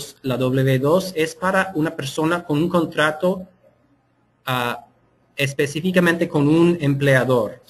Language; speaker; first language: Spanish; non-native, fluent; English